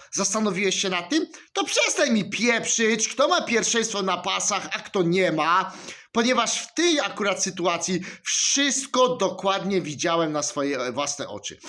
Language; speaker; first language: Polish; native; Polish